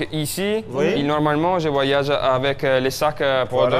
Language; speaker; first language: French; non-native, fluent; Italian